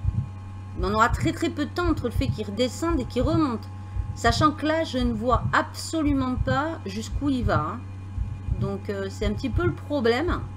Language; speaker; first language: French; native; French